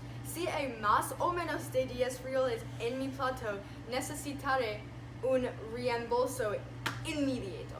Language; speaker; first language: Spanish; non-native, learner; English